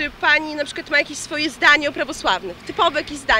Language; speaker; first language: Polish; native; Polish